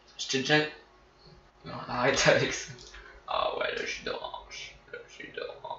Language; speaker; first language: French; native; French